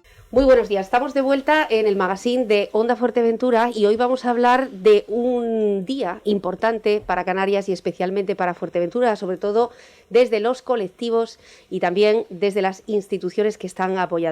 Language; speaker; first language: Spanish; native; Spanish